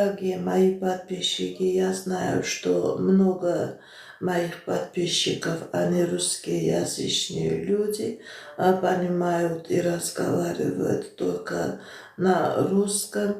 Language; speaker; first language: Russian; non-native, fluent; Armenian